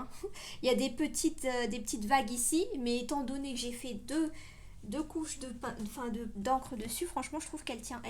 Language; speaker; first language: French; native; French